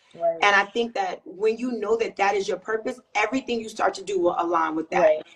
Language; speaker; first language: English; native; English